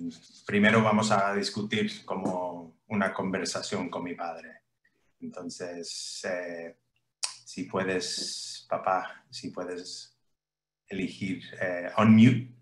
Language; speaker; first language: Spanish; early bilingual, heritage; English